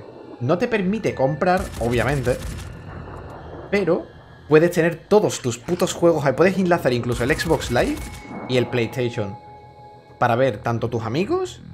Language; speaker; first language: Spanish; native; Spanish